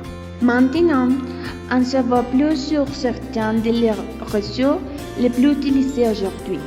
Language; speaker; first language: French; non-native, learner; Spanish